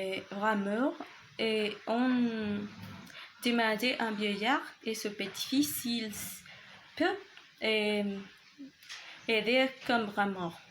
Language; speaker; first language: French; non-native, learner; Spanish